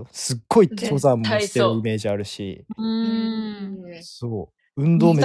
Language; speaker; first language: Japanese; native; Japanese